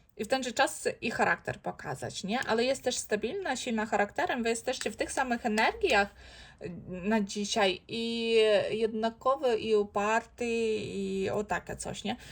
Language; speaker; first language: Polish; non-native, fluent; Ukrainian